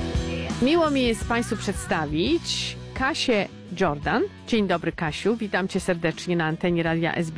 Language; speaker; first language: Polish; native; Polish